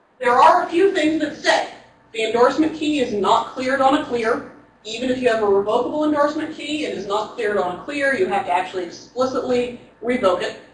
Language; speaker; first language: English; native; English